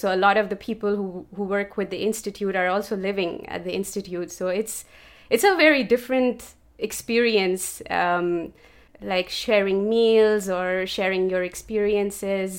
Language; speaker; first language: English; non-native, local second language; Urdu